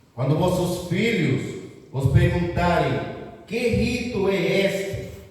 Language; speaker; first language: Portuguese; non-native, fluent; Spanish